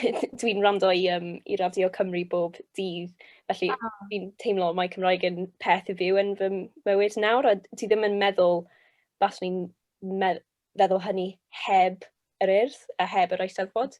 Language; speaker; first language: Welsh; non-native, local second language; English